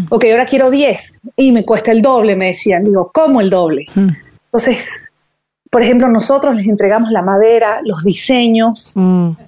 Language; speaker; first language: Spanish; native; Spanish